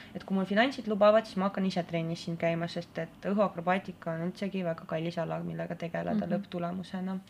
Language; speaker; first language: Estonian; non-native, local second language; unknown